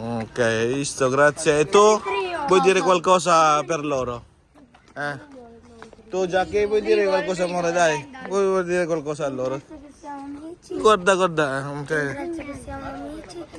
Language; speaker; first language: Italian; non-native, local second language; Filipino